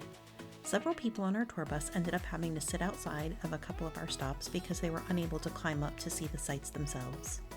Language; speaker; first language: English; native; English